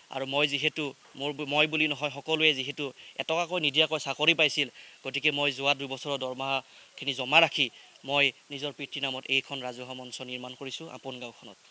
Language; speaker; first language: Assamese; native; Assamese